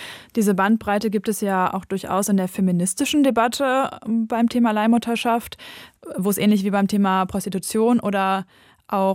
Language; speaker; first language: German; native; German